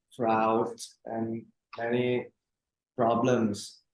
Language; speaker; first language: English; non-native, learner; Thai